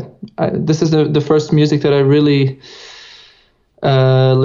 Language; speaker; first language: English; non-native, fluent; Dutch